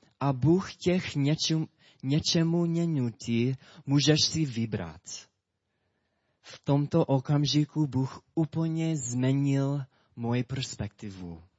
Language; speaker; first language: Czech; non-native, fluent; English